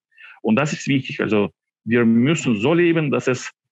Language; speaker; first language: German; non-native, fluent; Ukrainian